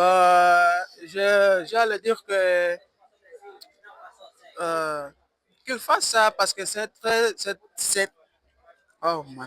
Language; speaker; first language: French; non-native, learner; Portuguese